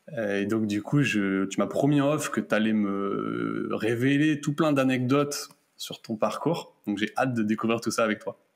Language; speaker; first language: French; native; French